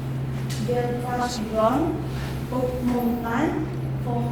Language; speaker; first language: French; non-native, learner; Indonesian